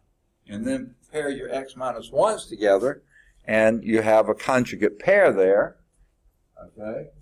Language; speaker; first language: English; native; English